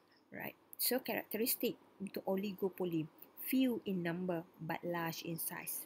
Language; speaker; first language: English; non-native, local second language; Malay